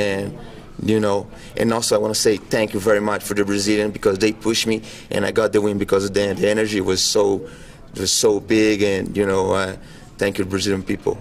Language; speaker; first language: English; non-native, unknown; Portuguese